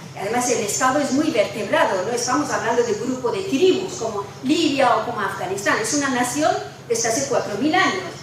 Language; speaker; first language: Spanish; non-native, fluent; Persian